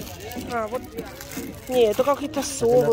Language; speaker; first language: Russian; native; Russian